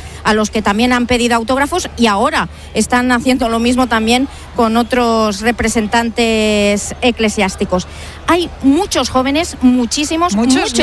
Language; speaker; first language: Spanish; native; Spanish